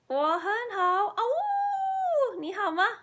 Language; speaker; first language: Chinese; non-native, learner; English